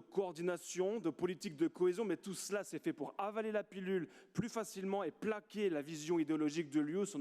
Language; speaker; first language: French; native; French